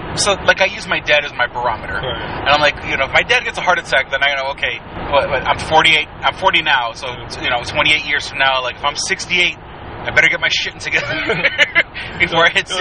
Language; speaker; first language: English; early bilingual, other home language; Spanish